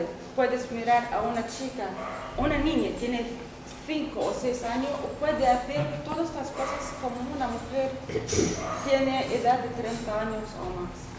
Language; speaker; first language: Spanish; non-native, learner; Arabic